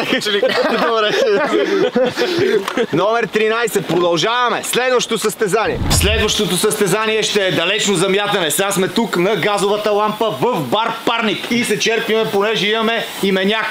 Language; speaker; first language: Bulgarian; native; Bulgarian